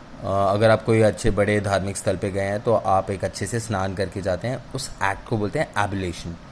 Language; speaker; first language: Hindi; native; Hindi